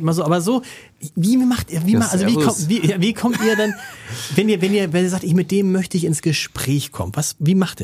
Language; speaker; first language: German; native; German